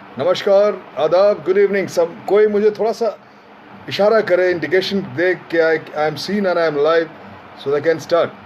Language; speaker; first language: Hindi; native; Hindi